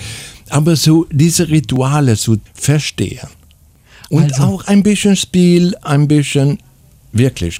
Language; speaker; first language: German; non-native, fluent; Swedish